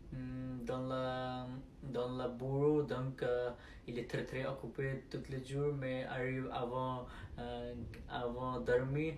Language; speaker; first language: French; non-native, learner; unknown